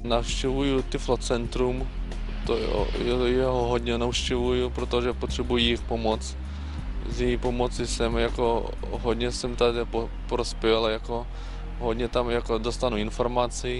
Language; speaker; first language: Czech; non-native, learner; Ukrainian